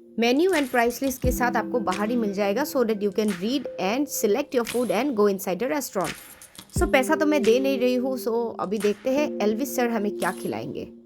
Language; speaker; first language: Hindi; non-native, local second language; Assamese